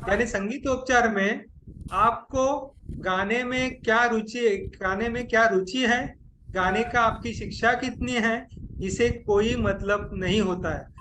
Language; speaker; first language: Hindi; non-native, local second language; Marathi